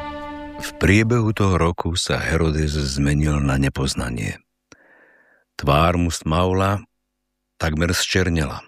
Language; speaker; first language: Slovak; native; Slovak